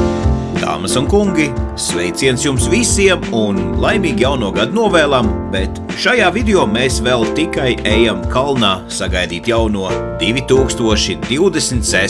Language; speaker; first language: Latvian; native; Latvian